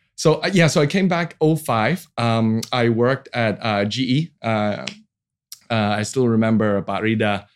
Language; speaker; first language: English; non-native, local second language; Cantonese